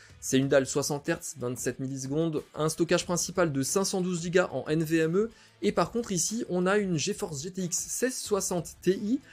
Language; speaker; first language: French; native; French